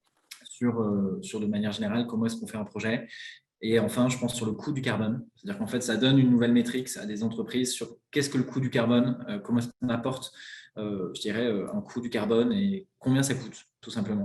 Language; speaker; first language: French; native; French